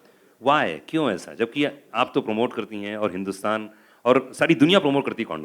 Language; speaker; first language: Hindi; native; Hindi